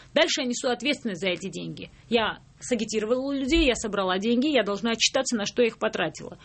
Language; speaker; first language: Russian; non-native, local second language; Georgian